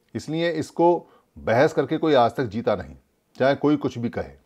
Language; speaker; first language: Hindi; native; Hindi